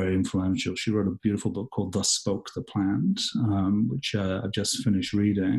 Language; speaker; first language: English; native; English